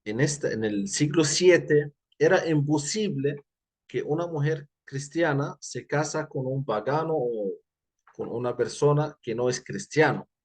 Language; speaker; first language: Spanish; non-native, fluent; Arabic